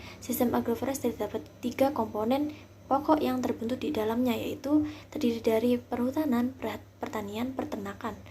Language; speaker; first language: Indonesian; native; Indonesian